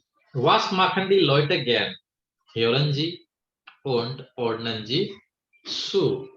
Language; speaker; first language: German; non-native, fluent; Hindi